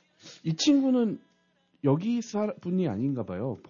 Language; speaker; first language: Korean; native; Korean